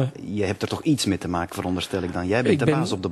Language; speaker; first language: Dutch; native; Dutch